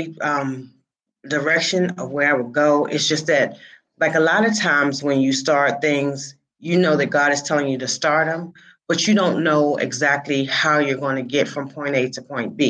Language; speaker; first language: English; native; English